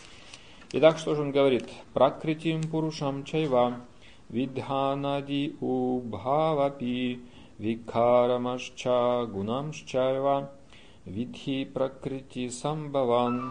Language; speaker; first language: Russian; native; Russian